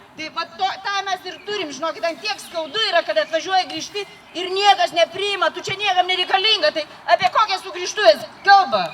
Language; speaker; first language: Lithuanian; native; Lithuanian